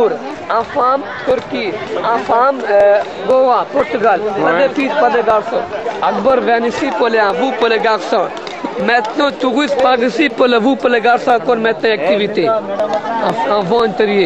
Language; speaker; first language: French; non-native, learner; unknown